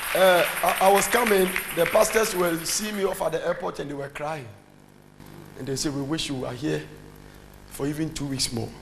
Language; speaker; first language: English; non-native, local second language; Akan